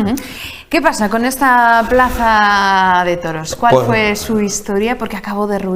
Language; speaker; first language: Spanish; native; Spanish